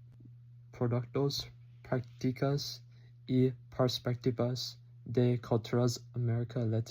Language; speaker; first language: Spanish; non-native, learner; English